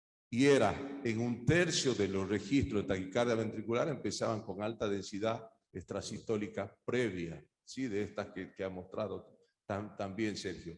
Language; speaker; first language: Spanish; native; Spanish